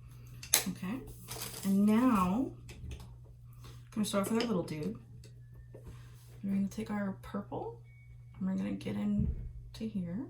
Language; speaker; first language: English; native; English